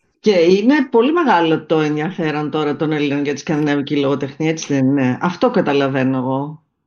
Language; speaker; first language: Greek; native; Greek